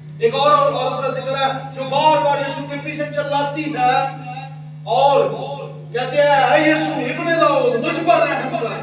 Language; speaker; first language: Urdu; non-native, local second language; Punjabi